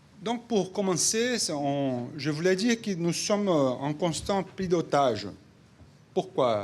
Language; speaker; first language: French; non-native, fluent; Portuguese